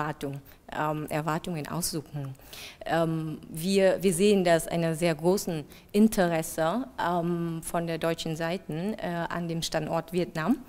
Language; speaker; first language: German; non-native, fluent; Vietnamese